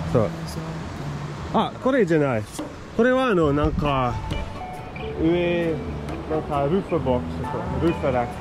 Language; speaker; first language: Japanese; non-native, learner; English